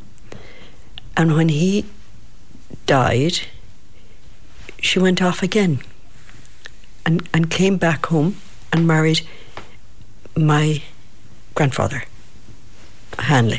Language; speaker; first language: English; native; English